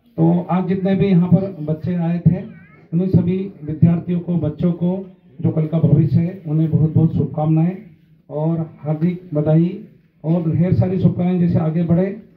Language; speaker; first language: Hindi; non-native, local second language; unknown